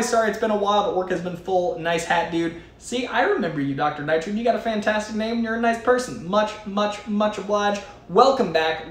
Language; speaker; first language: English; native; English